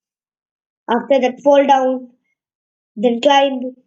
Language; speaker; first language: English; non-native, learner; Hindi